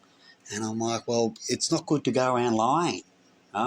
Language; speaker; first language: English; native; English